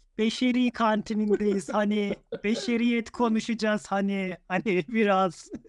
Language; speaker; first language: Turkish; native; Turkish